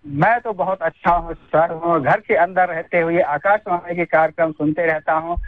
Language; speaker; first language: Hindi; native; Hindi